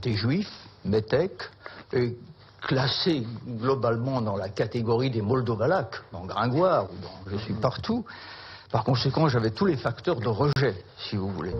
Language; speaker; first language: French; early bilingual, other home language; Yiddish